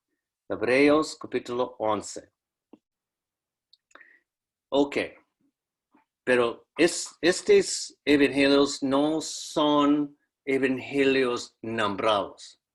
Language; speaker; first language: Spanish; non-native, fluent; English